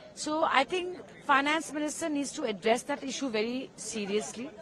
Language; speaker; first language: English; non-native, local second language; Bangla